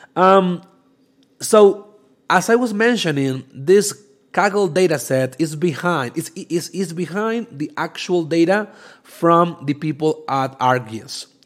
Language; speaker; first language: English; non-native, fluent; Spanish